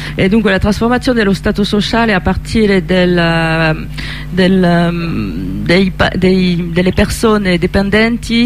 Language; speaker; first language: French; non-native, learner; Italian